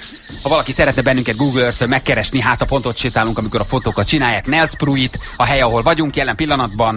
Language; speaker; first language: Hungarian; native; Hungarian